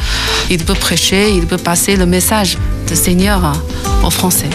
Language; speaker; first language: French; non-native, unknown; Chinese